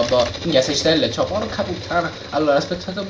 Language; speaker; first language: Italian; native; Italian